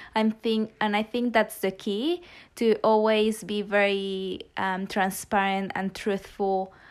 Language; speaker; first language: English; non-native, fluent; Spanish